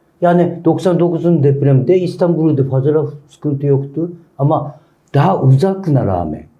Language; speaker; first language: Turkish; non-native, learner; Japanese